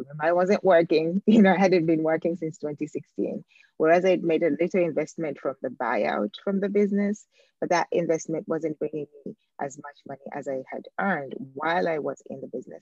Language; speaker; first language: English; non-native, local second language; Ganda